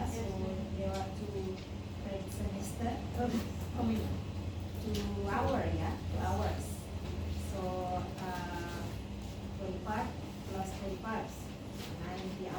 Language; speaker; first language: English; non-native, fluent; Indonesian